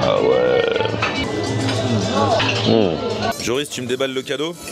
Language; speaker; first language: French; native; French